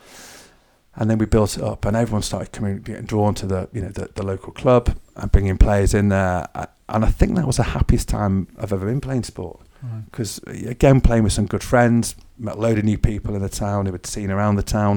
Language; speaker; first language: English; native; English